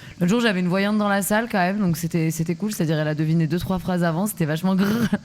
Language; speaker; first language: French; native; French